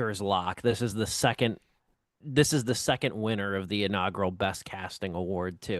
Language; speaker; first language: English; native; English